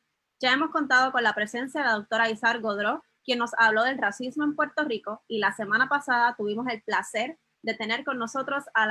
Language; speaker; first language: Spanish; native; Spanish